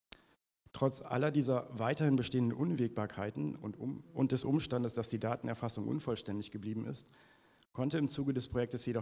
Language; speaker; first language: German; native; German